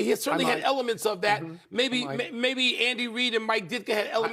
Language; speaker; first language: English; native; English